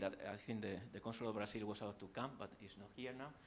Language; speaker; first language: English; non-native, fluent; Spanish